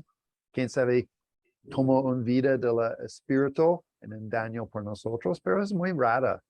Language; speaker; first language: Spanish; non-native, learner; English